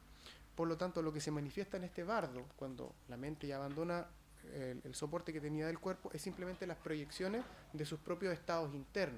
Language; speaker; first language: Spanish; native; Spanish